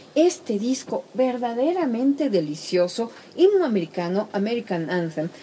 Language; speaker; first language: Spanish; native; Spanish